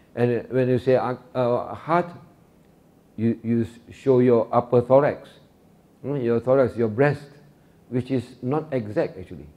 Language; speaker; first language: English; non-native, local second language; Malay